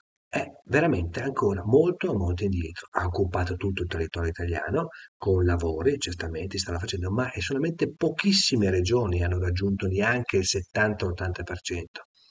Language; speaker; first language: Italian; native; Italian